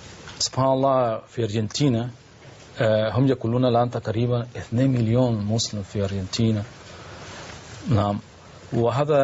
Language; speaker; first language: Arabic; non-native, learner; Spanish